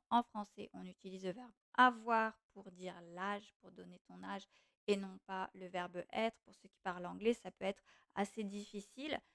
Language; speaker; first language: French; non-native, fluent; Portuguese